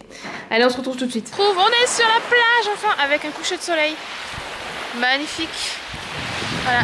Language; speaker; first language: French; native; French